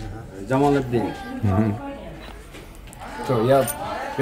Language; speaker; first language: Russian; non-native, learner; Uzbek